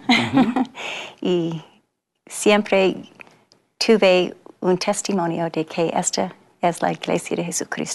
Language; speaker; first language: Spanish; non-native, fluent; English